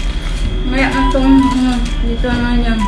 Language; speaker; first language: Filipino; non-native, local second language; Cebuano